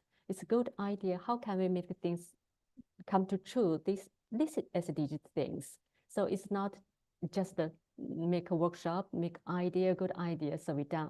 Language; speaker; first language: English; non-native, learner; Chinese